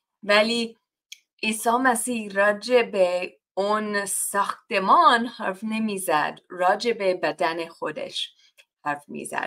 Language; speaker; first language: Persian; non-native, fluent; English